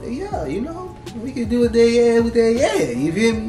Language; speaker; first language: English; native; English